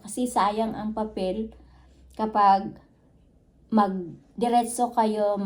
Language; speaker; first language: Filipino; non-native, local second language; Cebuano